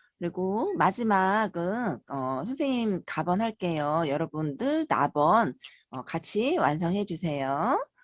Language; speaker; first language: Korean; native; Korean